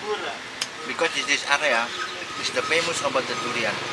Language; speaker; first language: English; non-native, learner; Indonesian